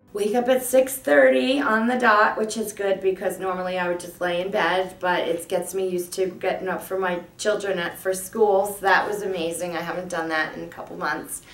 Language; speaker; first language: English; native; English